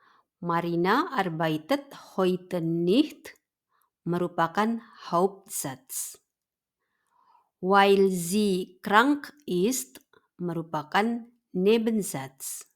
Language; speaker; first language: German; non-native, fluent; Indonesian